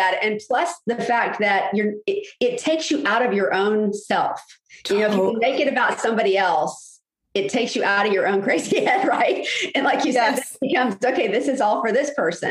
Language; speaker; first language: English; native; English